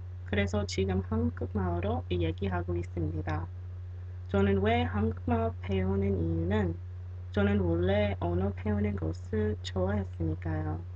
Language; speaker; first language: Korean; non-native, learner; English